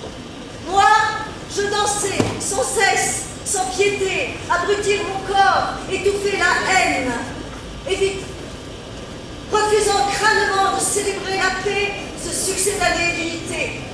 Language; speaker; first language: French; native; French